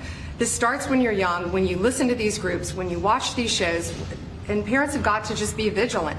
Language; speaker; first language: English; native; English